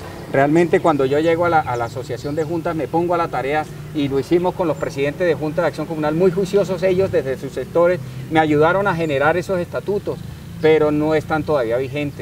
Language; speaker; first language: Spanish; native; Spanish